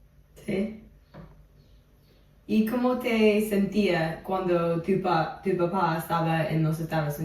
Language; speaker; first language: Spanish; non-native, fluent; English